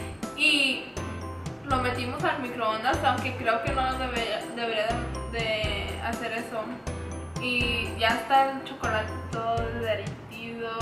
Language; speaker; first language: Spanish; early bilingual, other home language; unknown